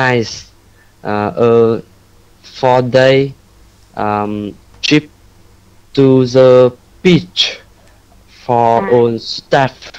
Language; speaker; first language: English; non-native, learner; Vietnamese